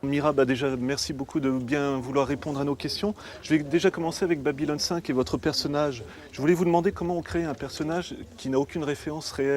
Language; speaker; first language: French; native; French